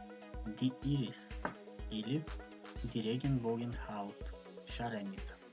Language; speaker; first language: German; non-native, fluent; Macedonian